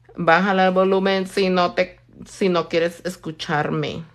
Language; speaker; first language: Spanish; early bilingual, heritage; Spanish